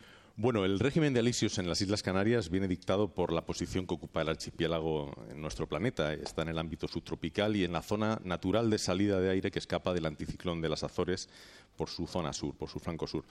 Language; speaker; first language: Spanish; native; Spanish